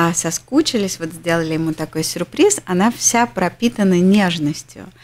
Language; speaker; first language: Russian; native; Russian